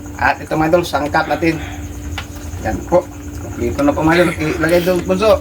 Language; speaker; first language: Filipino; non-native, local second language; Cebuano